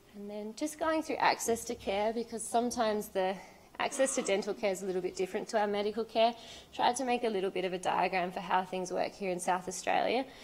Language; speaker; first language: English; native; English